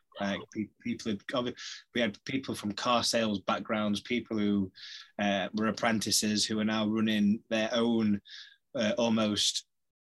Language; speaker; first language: English; native; English